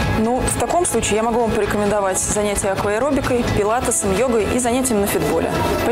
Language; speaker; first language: Russian; native; Russian